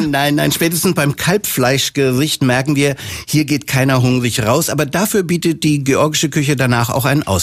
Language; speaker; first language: German; native; German